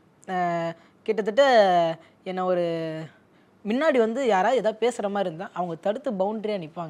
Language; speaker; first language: Tamil; native; Tamil